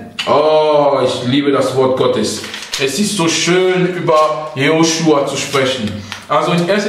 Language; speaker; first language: German; non-native, fluent; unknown